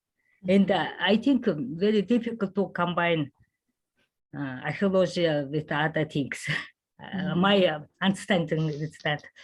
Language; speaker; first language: English; non-native, learner; Mongolian